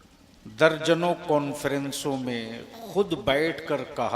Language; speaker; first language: Urdu; native; Urdu